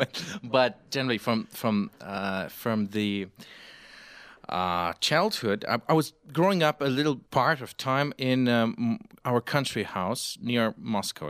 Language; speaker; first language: English; non-native, fluent; Russian